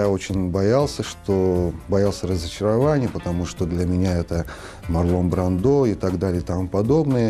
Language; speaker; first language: Russian; non-native, local second language; Azerbaijani